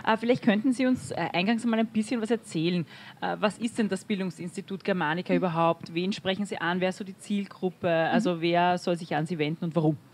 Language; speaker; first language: German; native; German